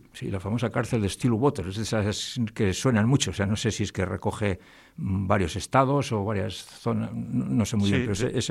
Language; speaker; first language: Spanish; native; Spanish